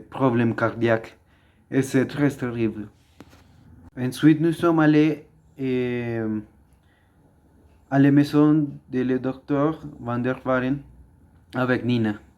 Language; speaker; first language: French; non-native, learner; Spanish